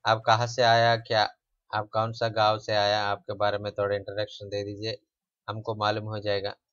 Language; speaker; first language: Hindi; non-native, local second language; Telugu